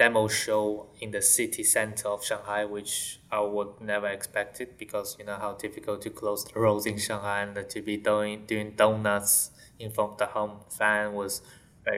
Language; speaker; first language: English; non-native, fluent; Chinese